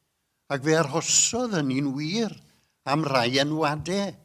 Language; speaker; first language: Welsh; native; Welsh